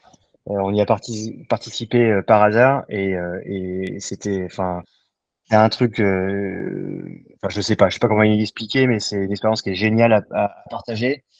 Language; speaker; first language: French; native; French